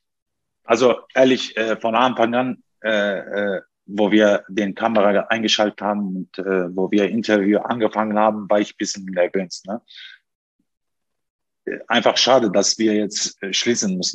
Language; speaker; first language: German; non-native, learner; Turkish